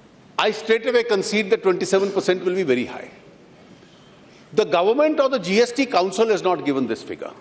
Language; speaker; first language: English; non-native, local second language; Hindi